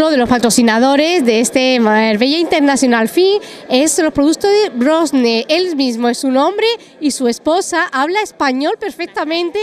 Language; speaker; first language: Spanish; native; Spanish